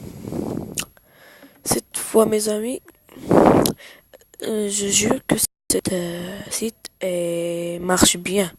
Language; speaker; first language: French; non-native, learner; Arabic